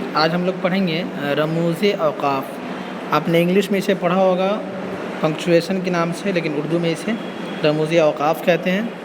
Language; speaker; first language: Urdu; native; Urdu